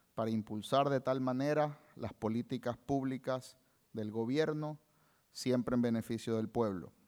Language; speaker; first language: Spanish; native; Spanish